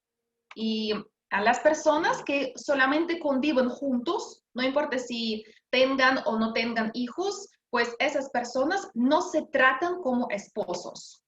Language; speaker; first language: Spanish; non-native, fluent; Russian